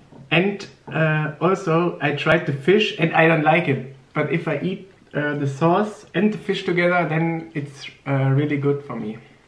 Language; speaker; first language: English; non-native, fluent; German